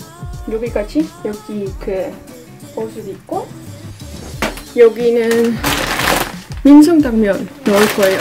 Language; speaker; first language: Korean; non-native, learner; Dutch